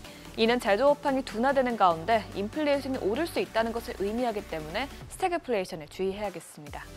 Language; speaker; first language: Korean; native; Korean